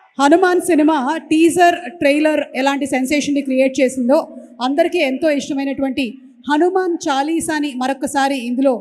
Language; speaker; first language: Telugu; native; Telugu